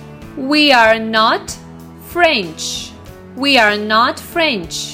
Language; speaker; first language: English; non-native, fluent; Russian